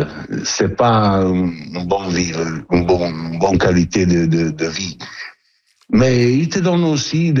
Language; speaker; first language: French; non-native, learner; Italian